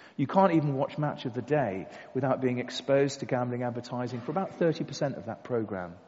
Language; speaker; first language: English; native; English